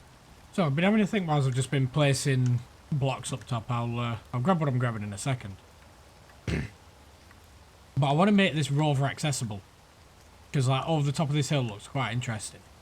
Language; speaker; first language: English; native; English